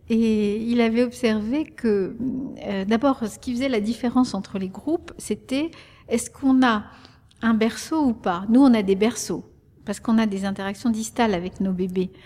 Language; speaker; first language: French; early bilingual, other home language; Spanish